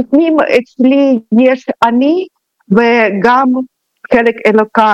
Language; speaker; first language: Hebrew; non-native, learner; Russian